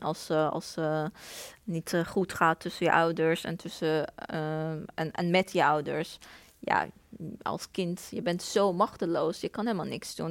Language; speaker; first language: Dutch; non-native, fluent; Persian